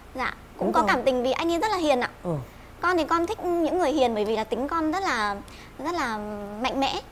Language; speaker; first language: Vietnamese; native; Vietnamese